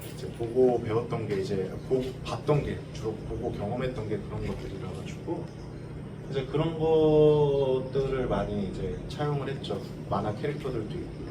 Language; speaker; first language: Korean; native; Korean